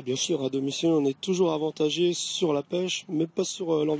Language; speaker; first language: French; native; French